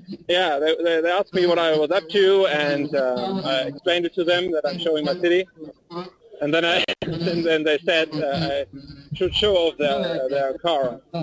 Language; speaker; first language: English; non-native, fluent; German